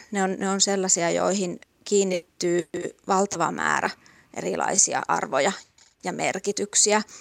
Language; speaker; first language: Finnish; native; Finnish